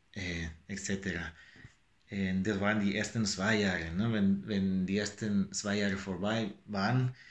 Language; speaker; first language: German; non-native, fluent; Spanish